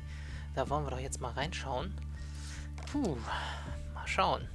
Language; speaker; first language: German; native; German